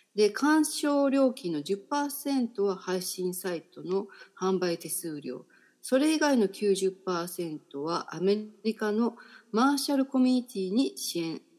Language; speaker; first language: Japanese; native; Japanese